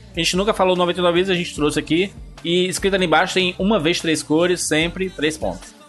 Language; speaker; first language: Portuguese; native; Portuguese